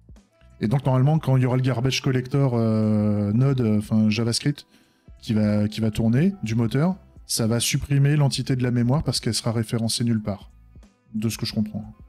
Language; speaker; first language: French; native; French